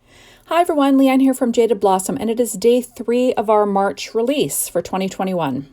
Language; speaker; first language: English; native; English